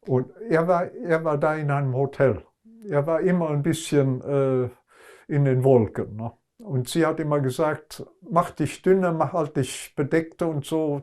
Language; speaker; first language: German; non-native, local second language; Luxembourgish